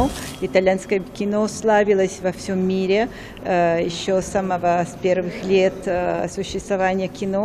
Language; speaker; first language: Russian; non-native, fluent; Italian